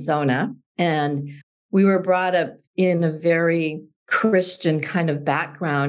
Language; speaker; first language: English; native; English